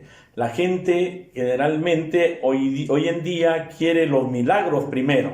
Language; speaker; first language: Spanish; native; Spanish